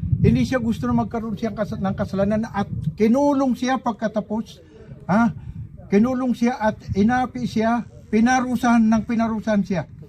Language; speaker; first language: Filipino; non-native, local second language; Maranao